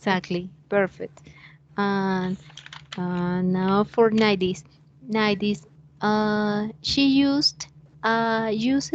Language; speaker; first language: English; non-native, fluent; Spanish